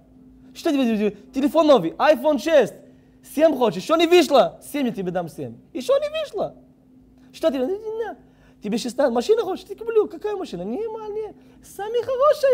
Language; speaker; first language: Russian; non-native, learner; Hebrew